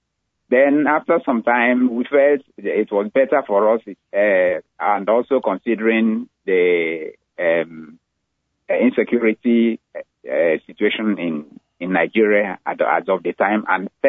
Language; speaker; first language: English; non-native, local second language; Igbo